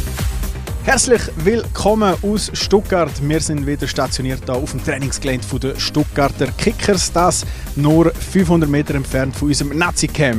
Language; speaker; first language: German; native; German